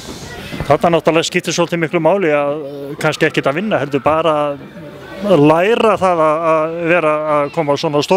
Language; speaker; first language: Icelandic; native; Icelandic